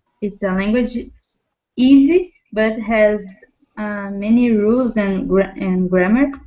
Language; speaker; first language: English; non-native, learner; Portuguese